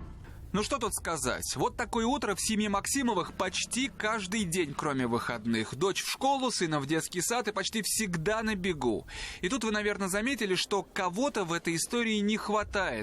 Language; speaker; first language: Russian; native; Russian